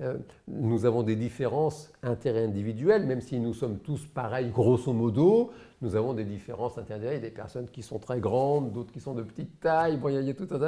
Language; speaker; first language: French; native; French